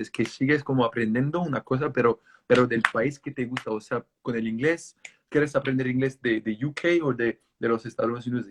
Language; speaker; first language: Spanish; non-native, fluent; French